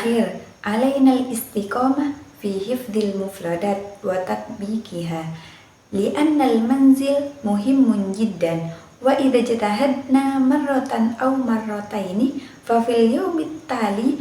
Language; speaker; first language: Arabic; non-native, learner; Indonesian